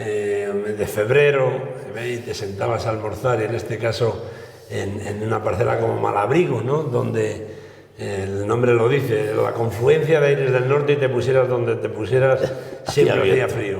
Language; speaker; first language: Spanish; native; Spanish